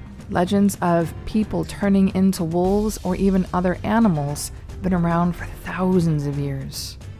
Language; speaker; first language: English; native; English